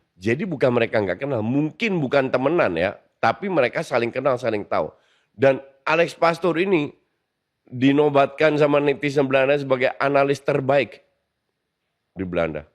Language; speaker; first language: Indonesian; non-native, fluent; Dutch